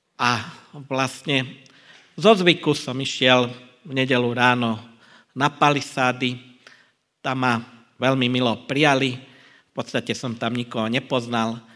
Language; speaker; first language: Slovak; non-native, local second language; Hungarian